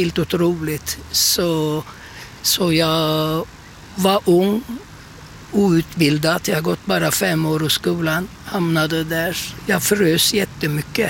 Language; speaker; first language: Swedish; non-native, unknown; Turkish